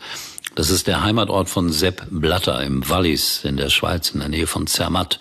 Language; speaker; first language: German; native; German